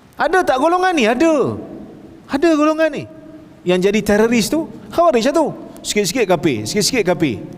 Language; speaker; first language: Malay; native; Malay